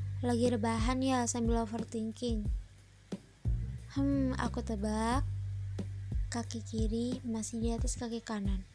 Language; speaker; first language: Indonesian; native; Indonesian